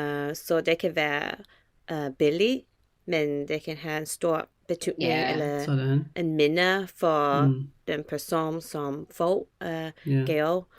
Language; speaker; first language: Danish; non-native, learner; English